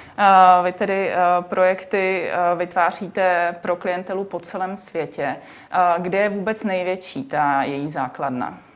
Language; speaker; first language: Czech; native; Czech